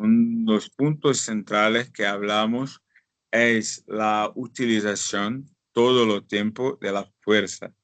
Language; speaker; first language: Spanish; non-native, fluent; Portuguese